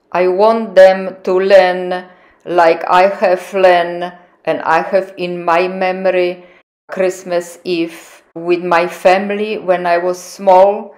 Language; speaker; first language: English; non-native, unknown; Polish